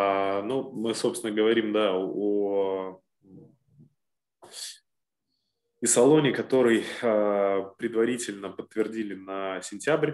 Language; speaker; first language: Russian; native; Russian